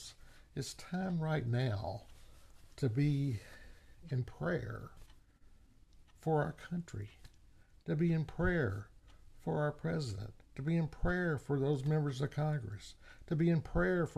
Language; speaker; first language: English; native; English